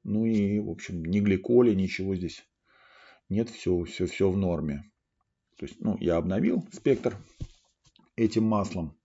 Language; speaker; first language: Russian; native; Russian